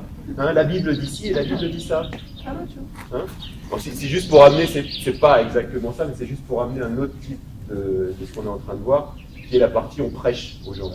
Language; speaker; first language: French; native; French